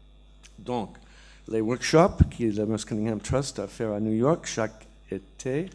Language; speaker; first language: French; non-native, learner; English